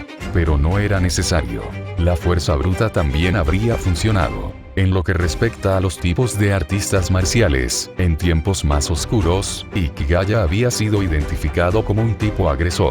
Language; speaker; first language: Spanish; native; Spanish